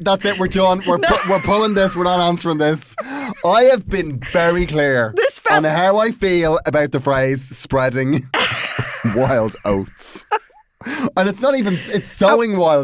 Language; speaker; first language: English; native; English